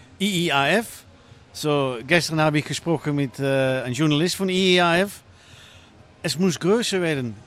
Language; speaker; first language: German; non-native, learner; Dutch